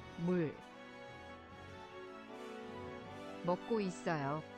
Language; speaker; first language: Korean; non-native, learner; English